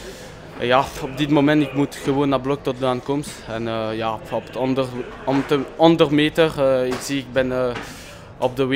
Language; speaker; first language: Dutch; non-native, local second language; French